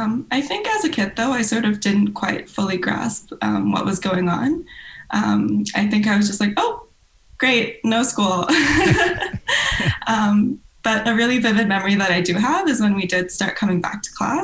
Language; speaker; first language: English; non-native, local second language; Cantonese